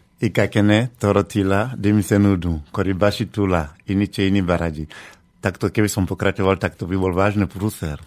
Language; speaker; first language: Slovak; non-native, fluent; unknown